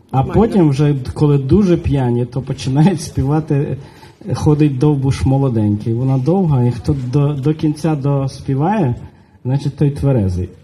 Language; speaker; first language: Ukrainian; native; Ukrainian